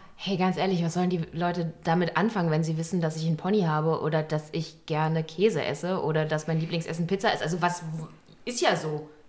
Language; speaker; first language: German; native; German